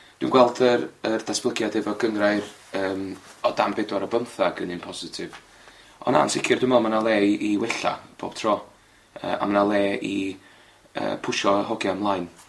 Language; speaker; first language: Welsh; native; Welsh